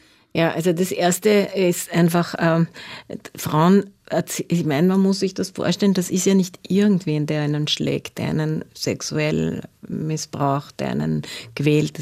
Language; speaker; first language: German; native; German